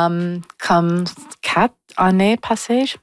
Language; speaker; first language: French; non-native, local second language; English